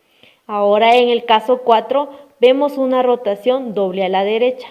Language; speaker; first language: Spanish; native; Spanish